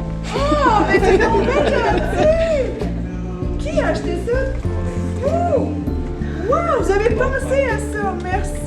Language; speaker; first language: French; native; French